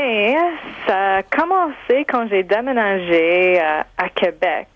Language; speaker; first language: French; non-native, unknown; English